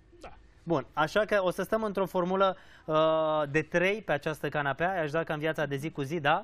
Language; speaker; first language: Romanian; native; Romanian